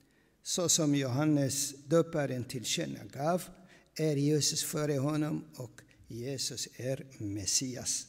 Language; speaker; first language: Swedish; non-native, fluent; Aramaic